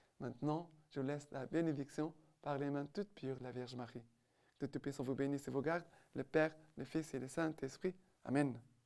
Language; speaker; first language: French; non-native, fluent; Portuguese